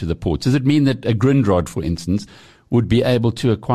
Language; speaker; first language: English; native; English